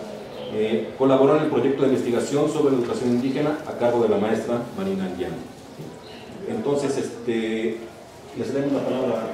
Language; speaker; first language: Spanish; native; Spanish